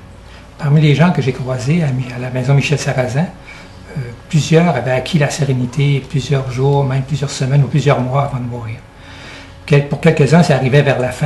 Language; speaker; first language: French; native; French